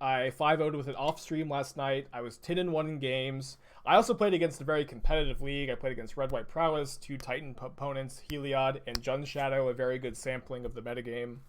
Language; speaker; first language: English; native; English